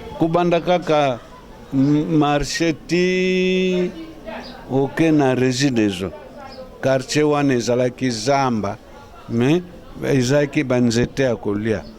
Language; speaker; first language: Lingala; non-native, local second language; Kongo